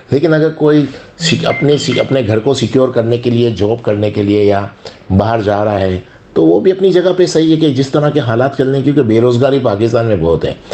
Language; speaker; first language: Urdu; non-native, local second language; Sindhi